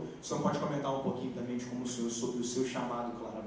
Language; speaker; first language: Portuguese; native; Portuguese